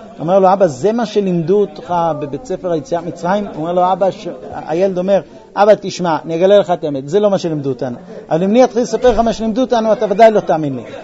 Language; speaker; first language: Hebrew; non-native, fluent; English